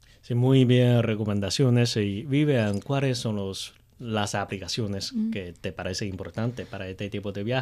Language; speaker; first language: Spanish; non-native, fluent; Chinese